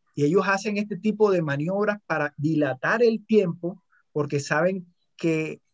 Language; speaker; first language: Spanish; native; Spanish